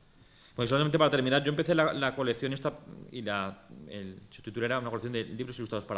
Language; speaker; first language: Spanish; native; Spanish